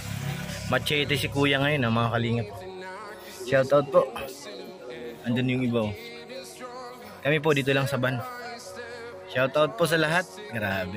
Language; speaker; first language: Filipino; non-native, local second language; Cebuano